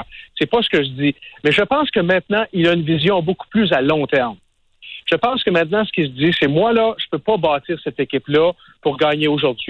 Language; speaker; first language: French; native; French